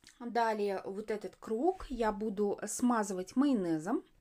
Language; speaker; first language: Russian; native; Russian